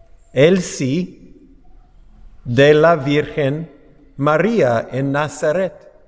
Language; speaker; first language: Spanish; non-native, fluent; English